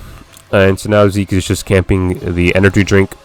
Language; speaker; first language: English; native; English